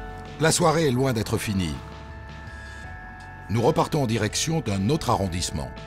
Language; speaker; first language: French; native; French